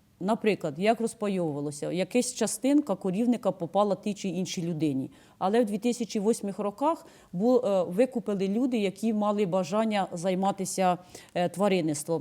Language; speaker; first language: Ukrainian; native; Ukrainian